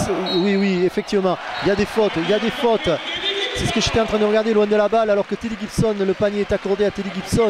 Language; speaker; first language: French; native; French